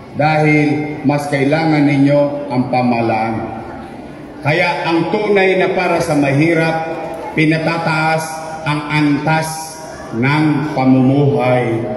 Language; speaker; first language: Filipino; native; Filipino